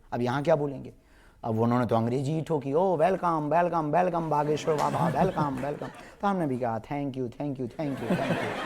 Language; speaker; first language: Hindi; native; Hindi